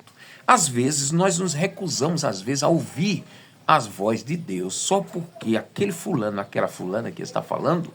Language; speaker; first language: Portuguese; native; Portuguese